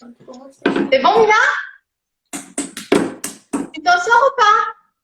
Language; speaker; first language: French; native; French